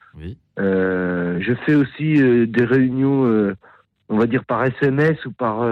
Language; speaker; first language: French; native; French